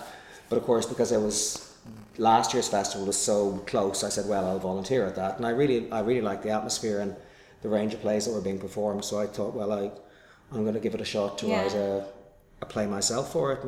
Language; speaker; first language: English; native; English